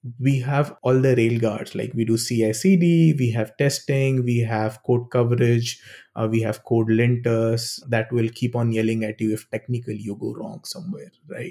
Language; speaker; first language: English; non-native, local second language; Hindi